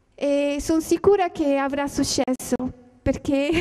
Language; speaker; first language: Italian; non-native, learner; Arabic